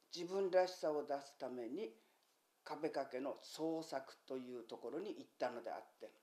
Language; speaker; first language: Japanese; native; Japanese